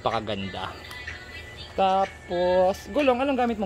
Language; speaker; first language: Filipino; native; Filipino